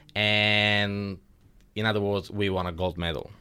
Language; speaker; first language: English; non-native, fluent; Italian